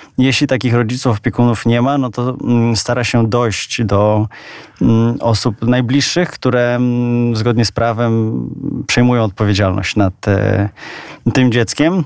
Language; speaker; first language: Polish; native; Polish